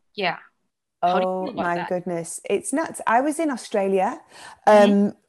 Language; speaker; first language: English; native; English